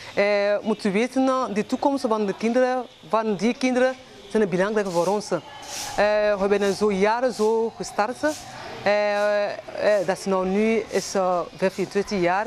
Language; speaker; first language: Dutch; non-native, learner; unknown